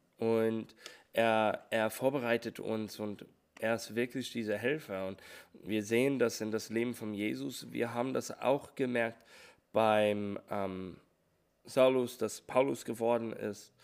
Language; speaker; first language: German; non-native, learner; English